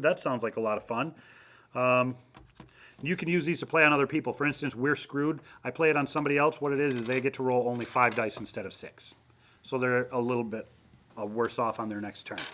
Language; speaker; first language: English; native; English